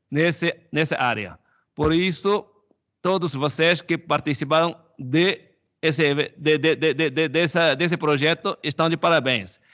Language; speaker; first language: Portuguese; non-native, fluent; Chinese